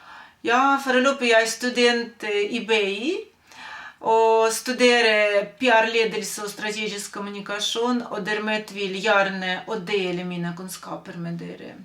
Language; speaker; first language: Norwegian; non-native, fluent; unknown